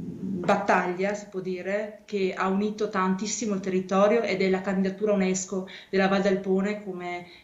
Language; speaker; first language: Italian; native; Italian